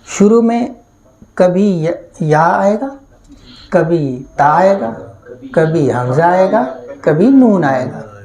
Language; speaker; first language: Urdu; native; Urdu